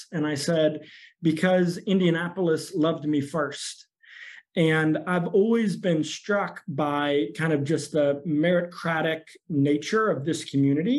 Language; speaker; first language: English; native; English